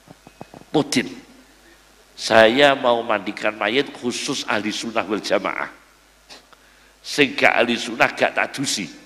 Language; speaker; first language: Indonesian; native; Indonesian